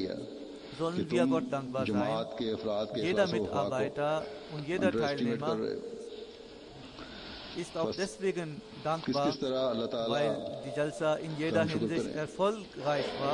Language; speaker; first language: German; non-native, fluent; Urdu